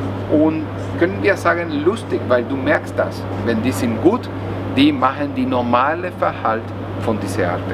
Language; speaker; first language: German; non-native, learner; Spanish